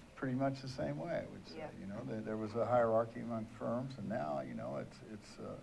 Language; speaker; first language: English; native; English